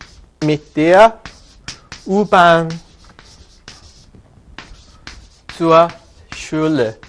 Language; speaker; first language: German; non-native, fluent; Korean